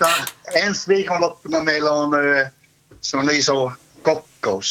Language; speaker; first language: Finnish; native; Finnish